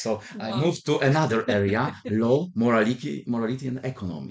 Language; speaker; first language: English; non-native, fluent; Polish